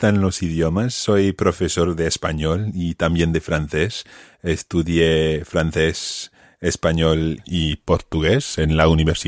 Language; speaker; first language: Spanish; non-native, fluent; English